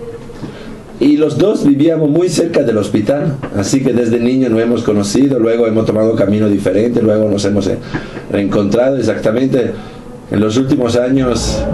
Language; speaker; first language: Spanish; non-native, fluent; Italian